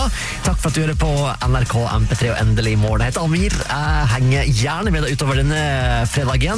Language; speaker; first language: Norwegian; native; Norwegian